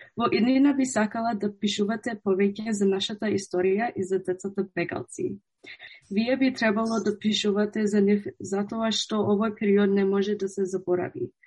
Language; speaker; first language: Macedonian; early bilingual, heritage; Macedonian